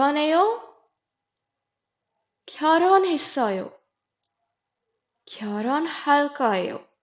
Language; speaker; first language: Korean; non-native, fluent; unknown